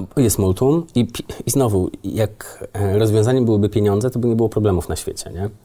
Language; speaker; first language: Polish; native; Polish